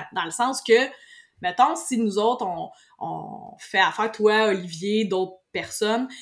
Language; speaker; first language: French; native; French